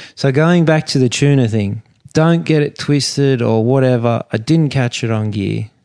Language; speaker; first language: English; native; English